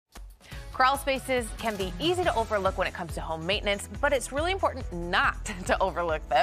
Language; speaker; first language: English; native; English